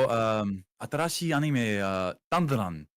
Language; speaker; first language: Japanese; non-native, learner; English